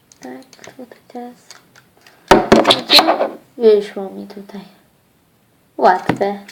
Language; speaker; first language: Polish; early bilingual, other home language; Ukrainian